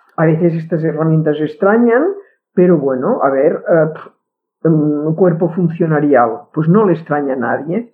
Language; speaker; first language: Spanish; non-native, local second language; Catalan